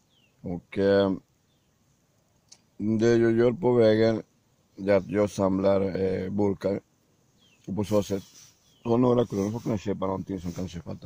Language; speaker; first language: Swedish; non-native, learner; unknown